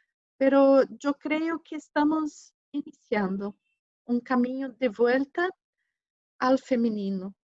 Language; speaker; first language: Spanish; non-native, fluent; Portuguese